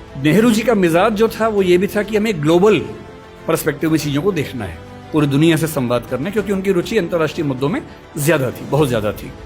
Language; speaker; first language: Hindi; native; Hindi